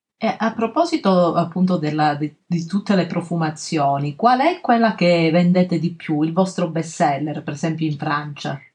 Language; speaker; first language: Italian; native; Italian